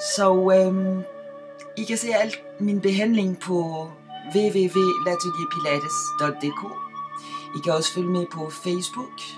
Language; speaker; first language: Danish; non-native, fluent; French